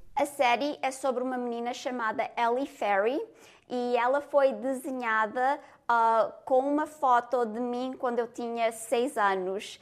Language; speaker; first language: Portuguese; early bilingual, heritage; Portuguese